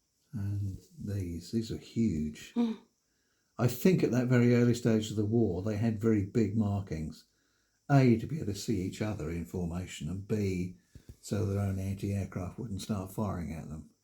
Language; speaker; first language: English; native; English